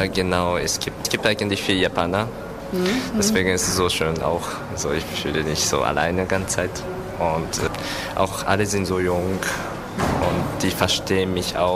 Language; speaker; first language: German; non-native, learner; Japanese